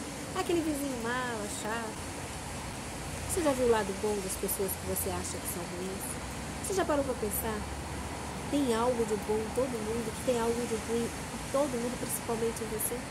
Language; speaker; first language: Portuguese; native; Portuguese